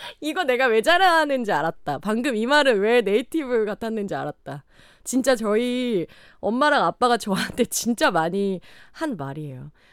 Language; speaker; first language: Korean; native; Korean